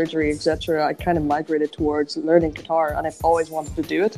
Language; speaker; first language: English; native; English